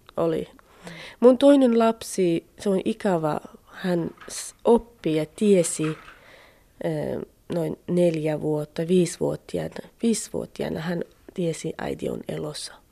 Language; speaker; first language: Finnish; non-native, learner; Central Kurdish